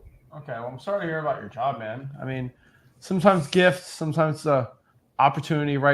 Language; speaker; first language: English; native; English